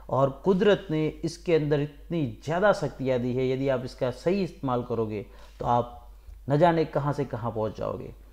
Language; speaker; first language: Hindi; non-native, local second language; Gujarati